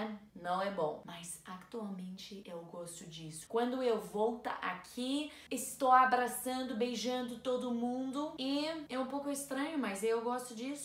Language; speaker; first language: Portuguese; non-native, learner; English